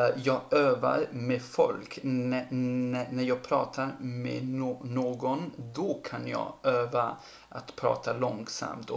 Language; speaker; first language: Swedish; non-native, fluent; Ladin